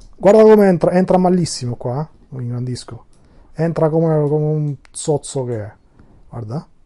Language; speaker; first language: Italian; non-native, fluent; Albanian